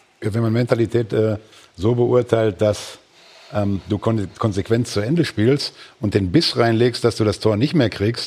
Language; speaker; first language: German; native; German